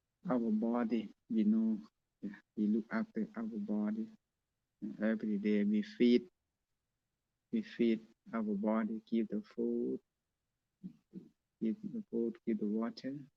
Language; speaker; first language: English; non-native, learner; Thai